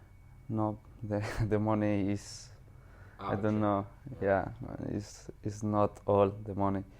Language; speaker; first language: English; non-native, learner; Spanish